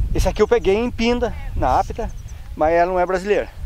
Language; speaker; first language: Portuguese; native; Portuguese